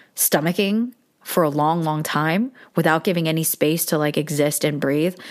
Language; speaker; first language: English; early bilingual, other home language; Korean